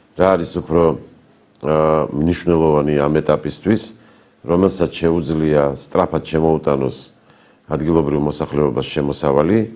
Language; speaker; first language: Georgian; native; Georgian